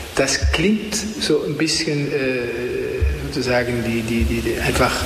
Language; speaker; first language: German; native; German